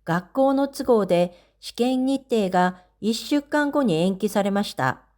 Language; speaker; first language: Japanese; non-native, fluent; Korean